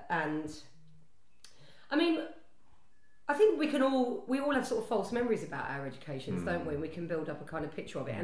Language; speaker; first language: English; native; English